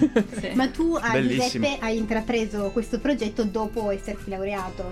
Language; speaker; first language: Italian; native; Italian